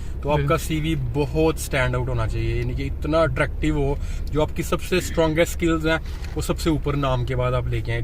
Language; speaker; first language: Urdu; non-native, local second language; Punjabi